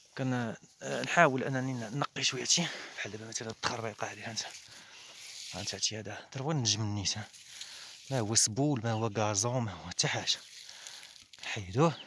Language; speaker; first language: Arabic; native; Arabic